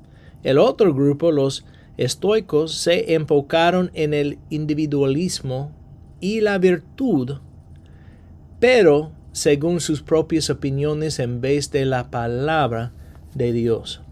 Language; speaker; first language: Spanish; non-native, fluent; English